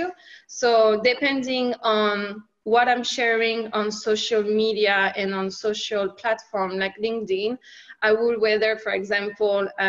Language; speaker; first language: English; non-native, fluent; French